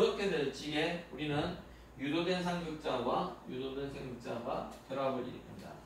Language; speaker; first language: Korean; native; Korean